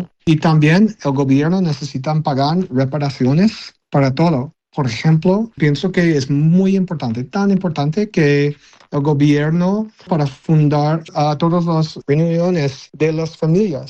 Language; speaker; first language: Spanish; early bilingual, heritage; Spanish